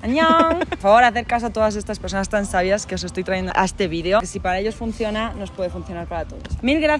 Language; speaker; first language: Spanish; native; Spanish